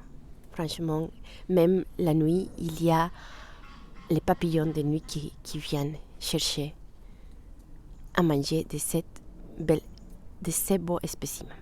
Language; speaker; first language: French; non-native, fluent; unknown